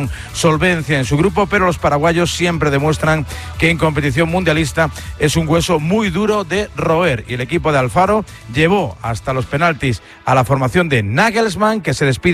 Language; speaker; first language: Spanish; native; Spanish